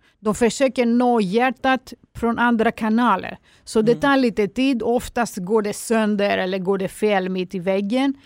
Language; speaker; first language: Swedish; non-native, fluent; Greek